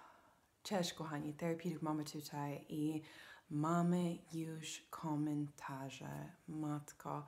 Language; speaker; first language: Polish; non-native, fluent; English